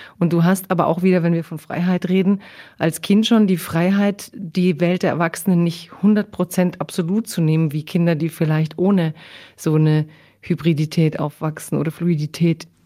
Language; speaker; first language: German; early bilingual, other home language; Croatian